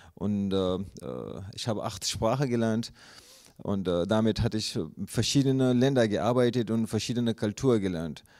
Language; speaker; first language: German; non-native, learner; Urdu